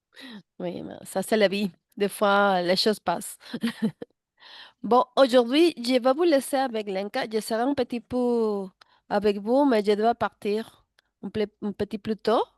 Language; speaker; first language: French; non-native, learner; Spanish